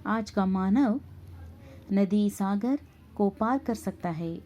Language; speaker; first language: Hindi; non-native, local second language; Kannada